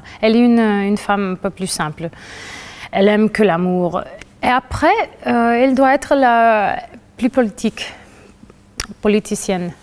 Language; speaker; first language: French; non-native, fluent; Spanish